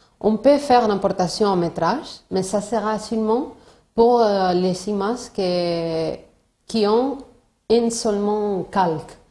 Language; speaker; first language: French; non-native, learner; Spanish